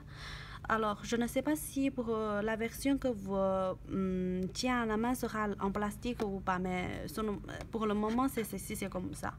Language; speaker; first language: French; non-native, learner; Chinese